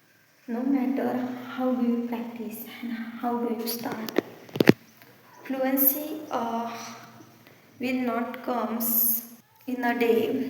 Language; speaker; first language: English; non-native, learner; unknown